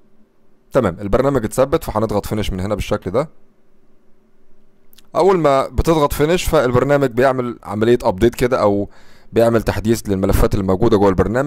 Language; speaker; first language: Arabic; native; Arabic